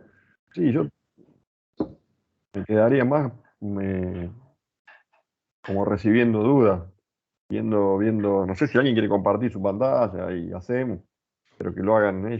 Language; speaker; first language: Spanish; native; Spanish